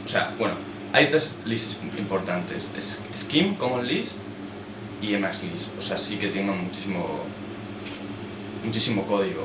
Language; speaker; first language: Spanish; native; Spanish